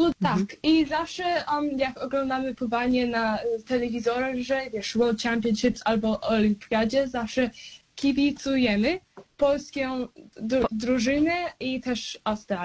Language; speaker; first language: Polish; early bilingual, heritage; Polish